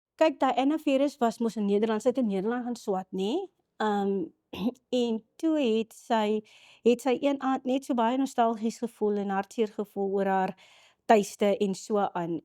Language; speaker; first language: Afrikaans; native; Afrikaans